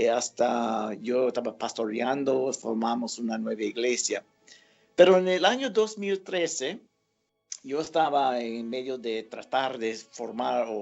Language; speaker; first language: Spanish; non-native, fluent; English